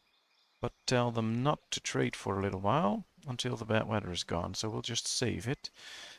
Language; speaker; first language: English; non-native, fluent; Dutch